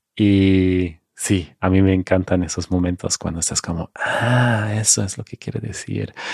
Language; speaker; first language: Spanish; non-native, fluent; German